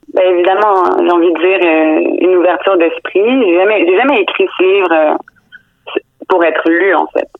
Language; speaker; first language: French; native; French